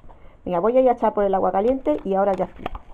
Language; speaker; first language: Spanish; native; Spanish